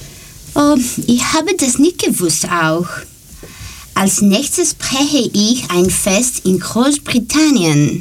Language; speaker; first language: German; non-native, learner; Greek